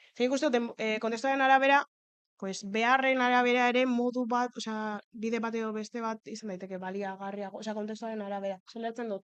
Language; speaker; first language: Basque; non-native, local second language; Spanish